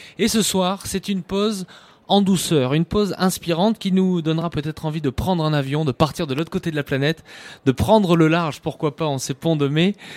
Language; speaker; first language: French; native; French